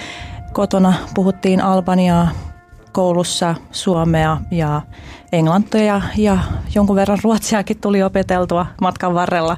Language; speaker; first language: Finnish; early bilingual, other home language; Albanian